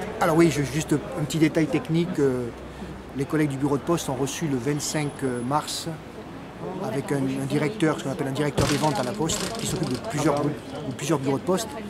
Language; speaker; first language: French; native; French